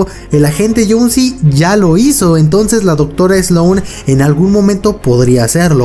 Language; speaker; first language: Spanish; native; Spanish